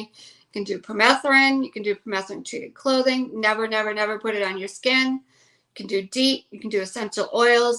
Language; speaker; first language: English; native; English